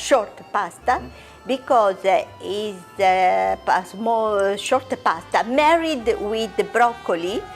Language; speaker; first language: English; non-native, fluent; Italian